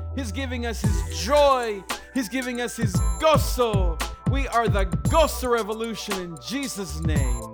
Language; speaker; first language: English; early bilingual, other home language; Spanish